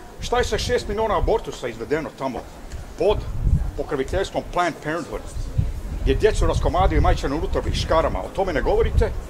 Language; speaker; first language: Bosnian; early bilingual, heritage; Croatian